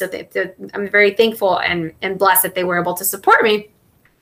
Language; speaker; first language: English; non-native, fluent; Spanish